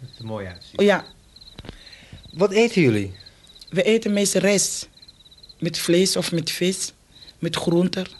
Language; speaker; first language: Dutch; non-native, fluent; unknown